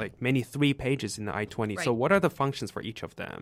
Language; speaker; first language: English; non-native, fluent; Chinese